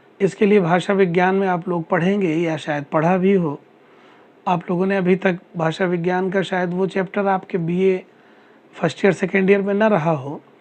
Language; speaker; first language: Hindi; native; Hindi